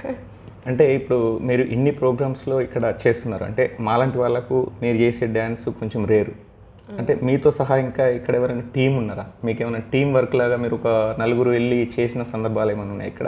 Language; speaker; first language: Telugu; native; Telugu